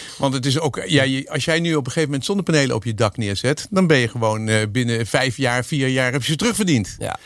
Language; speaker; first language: Dutch; native; Dutch